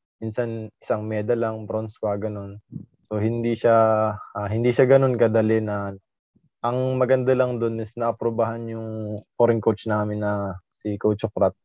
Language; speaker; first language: Filipino; native; Filipino